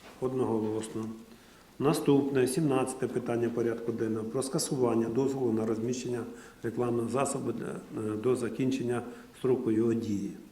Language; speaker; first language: Ukrainian; non-native, local second language; Russian